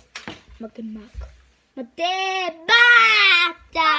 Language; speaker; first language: Italian; early bilingual, heritage; Italian